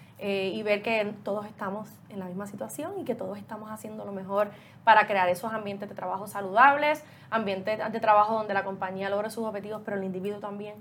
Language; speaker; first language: Spanish; native; Spanish